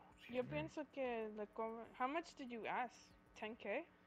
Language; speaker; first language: English; early bilingual, other home language; Spanish